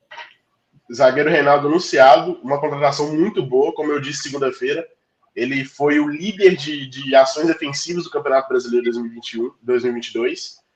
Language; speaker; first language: Portuguese; native; Portuguese